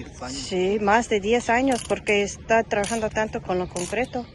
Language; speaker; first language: Spanish; non-native, learner; English